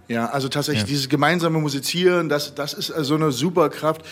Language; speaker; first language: German; native; German